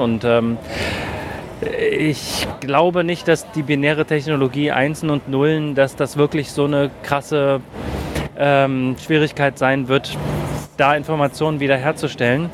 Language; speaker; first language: German; native; German